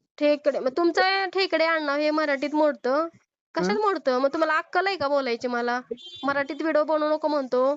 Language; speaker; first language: Marathi; non-native, local second language; Urdu